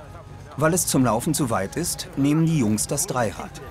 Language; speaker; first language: German; native; German